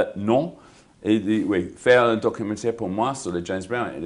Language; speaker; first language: French; non-native, learner; English